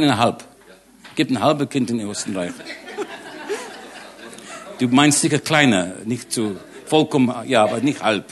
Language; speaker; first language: German; non-native, learner; English